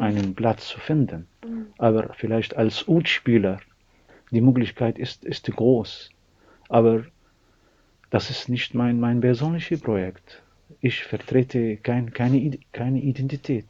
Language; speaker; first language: German; non-native, learner; Arabic